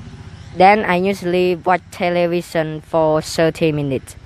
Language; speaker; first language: English; non-native, learner; Khmer